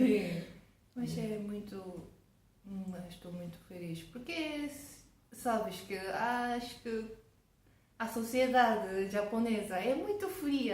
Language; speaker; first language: Portuguese; non-native, fluent; Japanese